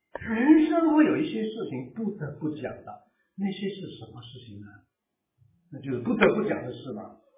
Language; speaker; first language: Chinese; non-native, local second language; Cantonese